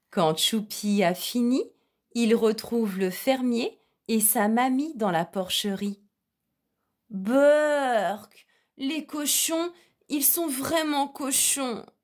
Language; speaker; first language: French; native; French